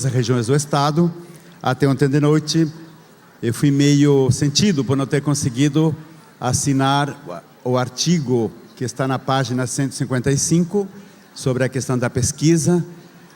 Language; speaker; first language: Portuguese; non-native, fluent; Spanish